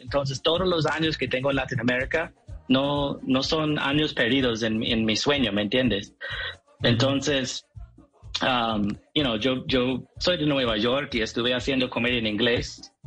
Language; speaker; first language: Spanish; non-native, fluent; English